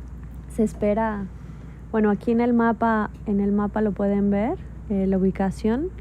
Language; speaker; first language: Spanish; native; Spanish